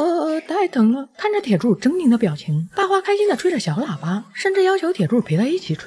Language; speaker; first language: Chinese; native; Chinese